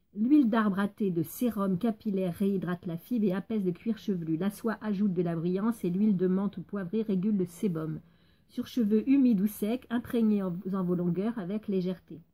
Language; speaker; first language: French; native; French